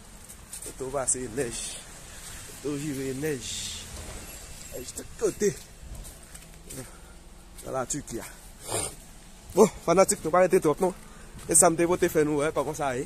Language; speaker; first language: French; non-native, learner; Haitian Creole